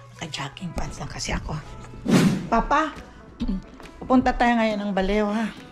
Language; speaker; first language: Filipino; native; Filipino